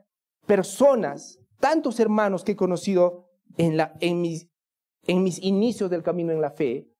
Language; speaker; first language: Spanish; native; Spanish